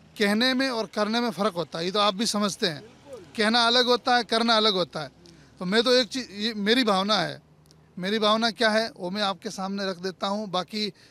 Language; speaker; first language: Hindi; native; Hindi